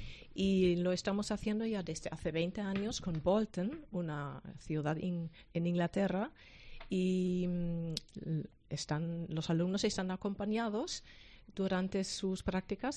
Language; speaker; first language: Spanish; non-native, fluent; German